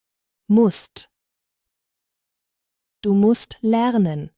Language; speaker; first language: German; non-native, fluent; Croatian